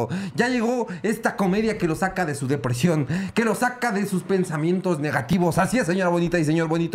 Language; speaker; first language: Spanish; native; Spanish